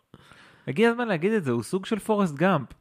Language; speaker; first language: Hebrew; native; Hebrew